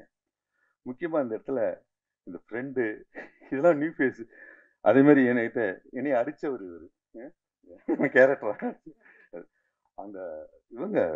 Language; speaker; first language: Tamil; native; Tamil